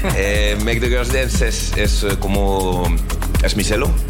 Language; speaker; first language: Spanish; non-native, learner; French